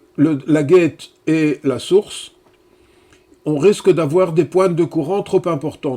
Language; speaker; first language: French; native; French